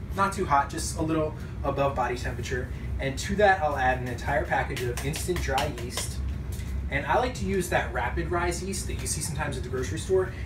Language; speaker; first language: English; native; English